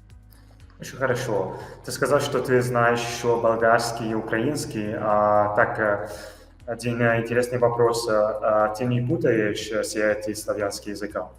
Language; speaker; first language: Russian; non-native, fluent; Italian